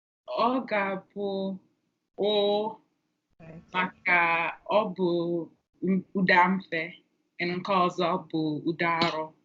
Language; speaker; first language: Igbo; non-native, learner; English